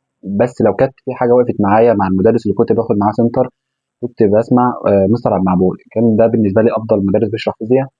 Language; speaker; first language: Arabic; native; Arabic